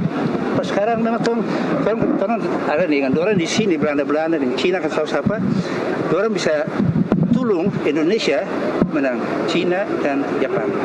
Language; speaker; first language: Indonesian; early bilingual, heritage; Indonesian